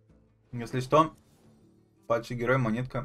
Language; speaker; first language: Russian; native; Russian